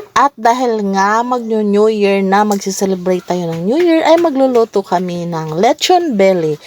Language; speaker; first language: Filipino; non-native, local second language; Cebuano